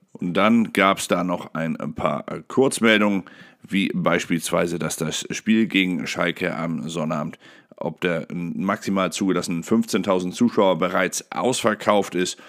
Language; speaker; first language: German; native; German